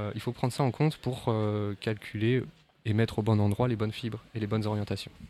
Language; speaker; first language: French; native; French